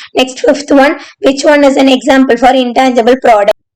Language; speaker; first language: English; non-native, local second language; Tamil